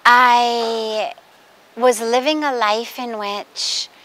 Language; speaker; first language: Hindi; non-native, fluent; English